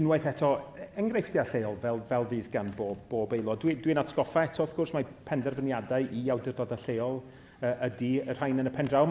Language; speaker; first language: Welsh; native; Welsh